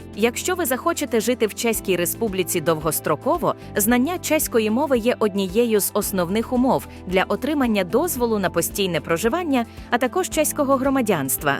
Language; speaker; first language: Ukrainian; native; Ukrainian